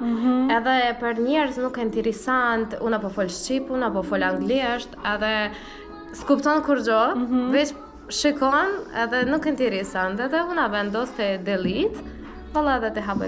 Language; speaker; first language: Albanian; non-native, learner; Russian